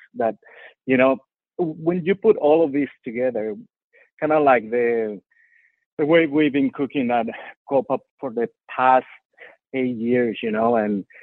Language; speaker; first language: English; non-native, fluent; Spanish